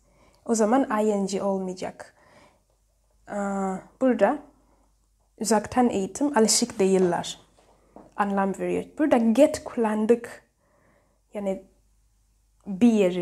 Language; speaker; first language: Turkish; non-native, learner; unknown